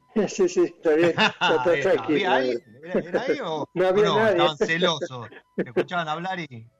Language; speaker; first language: Spanish; non-native, fluent; German